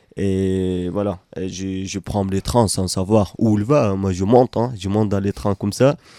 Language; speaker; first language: French; non-native, fluent; Arabic